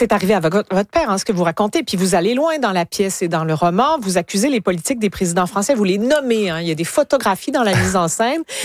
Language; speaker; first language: French; native; French